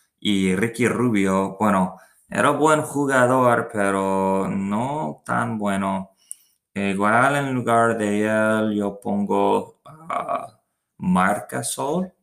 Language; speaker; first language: Spanish; non-native, learner; English